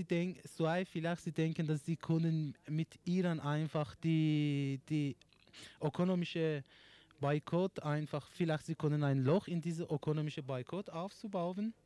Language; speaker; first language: German; non-native, learner; Persian